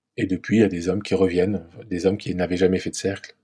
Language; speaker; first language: French; native; French